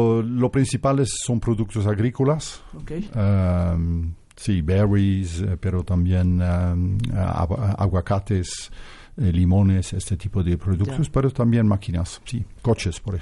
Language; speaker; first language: Spanish; non-native, fluent; Dutch